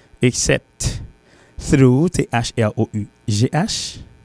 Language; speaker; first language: English; non-native, fluent; Haitian Creole